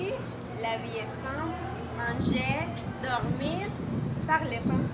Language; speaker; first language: French; non-native, learner; Spanish